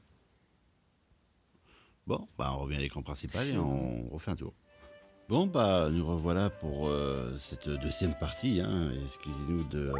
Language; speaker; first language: French; native; French